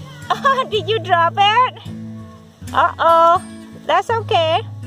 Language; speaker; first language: English; non-native, fluent; Indonesian